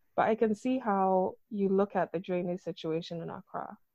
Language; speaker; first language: English; non-native, local second language; Akan